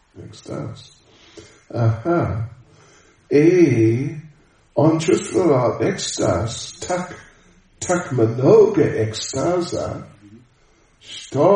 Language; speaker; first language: Russian; non-native, learner; English